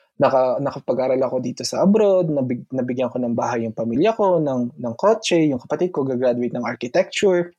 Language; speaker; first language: English; non-native, local second language; Filipino